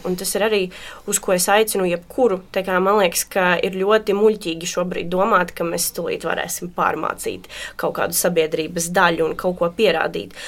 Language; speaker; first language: Latvian; non-native, local second language; Russian